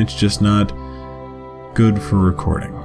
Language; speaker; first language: English; native; English